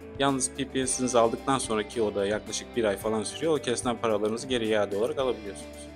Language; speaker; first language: Turkish; native; Turkish